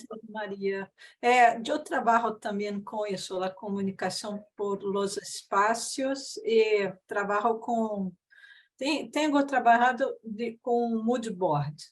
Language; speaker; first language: Spanish; non-native, learner; Portuguese